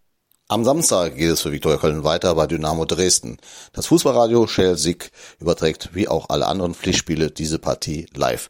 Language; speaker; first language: German; native; German